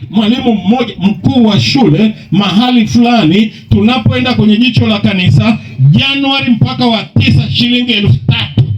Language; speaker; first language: Swahili; non-native, local second language; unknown